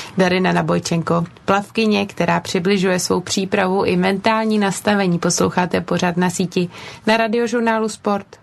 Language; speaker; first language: Czech; native; Czech